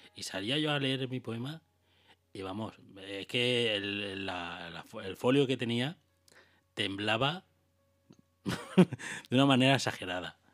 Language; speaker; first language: Spanish; native; Spanish